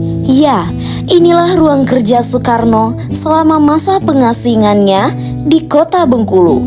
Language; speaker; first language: Indonesian; native; Indonesian